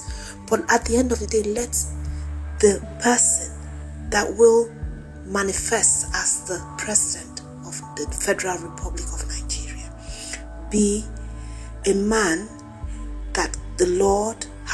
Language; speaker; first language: English; non-native, local second language; Igbo